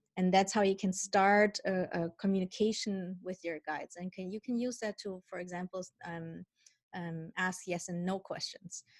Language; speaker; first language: English; non-native, fluent; Dutch